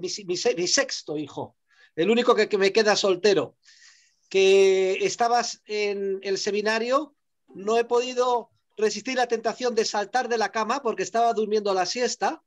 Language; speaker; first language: Spanish; native; Spanish